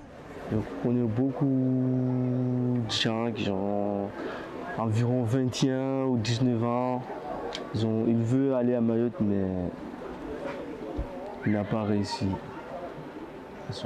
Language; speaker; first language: French; non-native, learner; Comorian